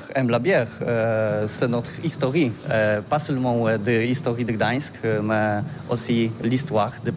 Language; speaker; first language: French; non-native, fluent; Polish